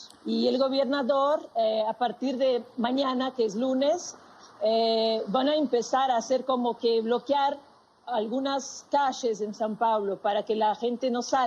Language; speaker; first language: Spanish; non-native, fluent; Portuguese